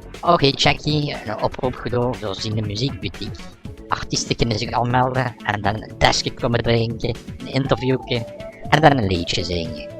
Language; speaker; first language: Dutch; native; Dutch